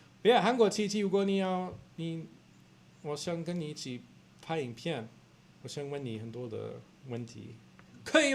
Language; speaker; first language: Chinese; non-native, learner; English